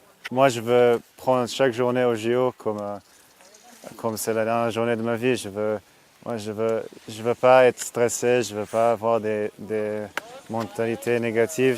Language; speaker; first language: French; non-native, fluent; Hebrew